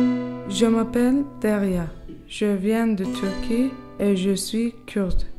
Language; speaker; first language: French; non-native, learner; Kurdish